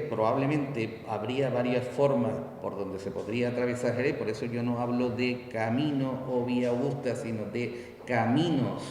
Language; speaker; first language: Spanish; native; Spanish